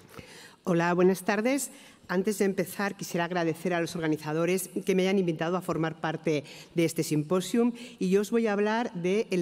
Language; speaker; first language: Spanish; native; Spanish